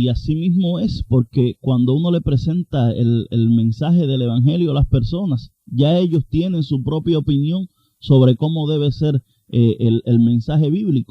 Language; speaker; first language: Spanish; native; Spanish